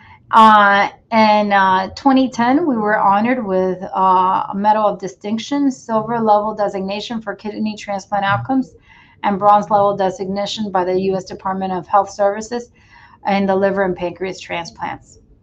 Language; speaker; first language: English; non-native, fluent; Spanish